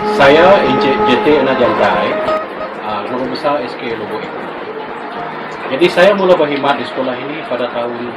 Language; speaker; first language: Malay; non-native, local second language; Iban